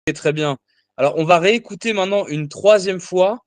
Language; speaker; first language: French; non-native, fluent; Vietnamese